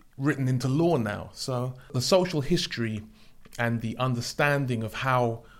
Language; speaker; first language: English; native; English